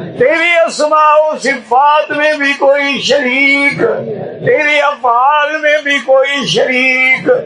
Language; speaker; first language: Urdu; non-native, local second language; Saraiki